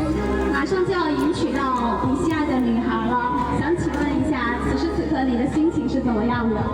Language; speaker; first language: Chinese; native; Chinese